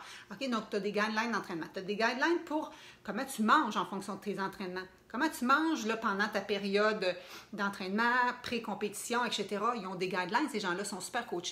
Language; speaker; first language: French; native; French